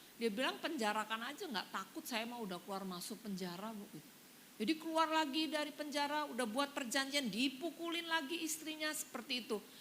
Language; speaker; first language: Indonesian; native; Indonesian